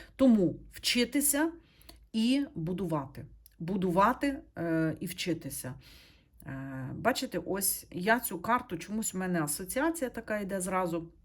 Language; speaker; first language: Ukrainian; non-native, local second language; Russian